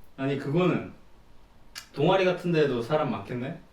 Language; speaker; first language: Korean; native; Korean